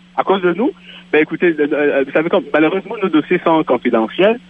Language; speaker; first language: French; native; French